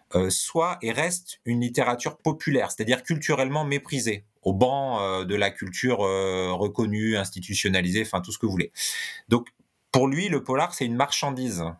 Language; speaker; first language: French; native; French